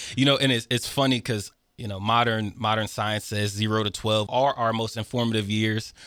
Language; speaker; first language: English; native; English